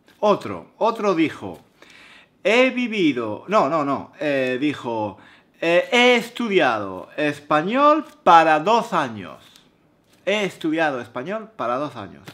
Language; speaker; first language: Spanish; native; Spanish